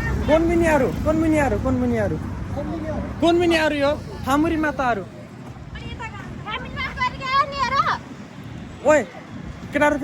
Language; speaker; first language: Japanese; non-native, learner; Nepali